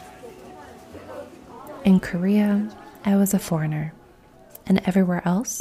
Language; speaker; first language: English; non-native, fluent; Korean